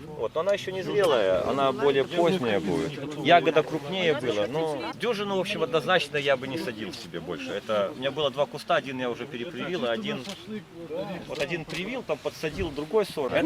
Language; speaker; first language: Russian; native; Russian